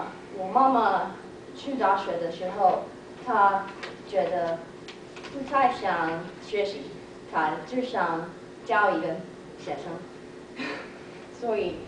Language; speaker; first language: Chinese; non-native, learner; English